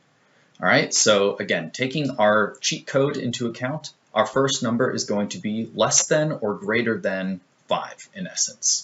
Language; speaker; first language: English; native; English